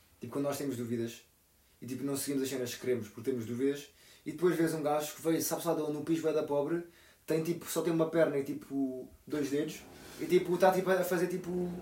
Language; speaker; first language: Portuguese; native; Portuguese